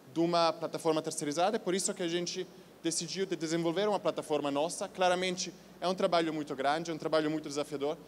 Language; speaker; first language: Portuguese; non-native, fluent; Italian